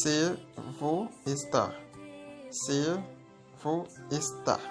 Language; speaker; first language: Portuguese; non-native, learner; Haitian Creole